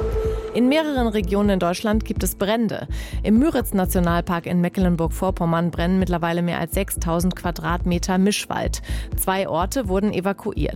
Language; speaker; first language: German; native; German